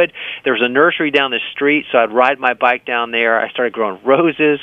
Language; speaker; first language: English; native; English